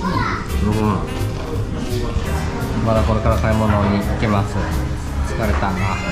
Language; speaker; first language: Japanese; native; Japanese